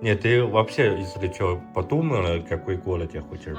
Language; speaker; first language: Russian; non-native, learner; Chinese